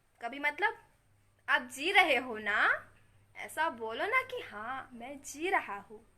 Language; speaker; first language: Hindi; non-native, local second language; Marathi